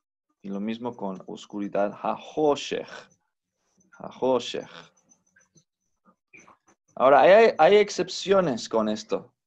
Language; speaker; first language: Spanish; non-native, fluent; English